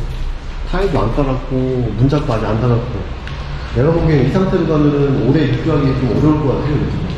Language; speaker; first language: Korean; native; Korean